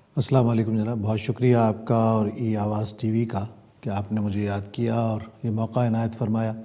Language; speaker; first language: Urdu; native; Urdu